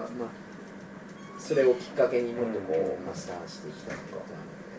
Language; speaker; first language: Japanese; native; Japanese